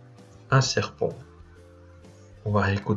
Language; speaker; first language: French; non-native, fluent; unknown